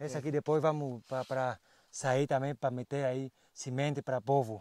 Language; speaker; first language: Portuguese; non-native, learner; Vietnamese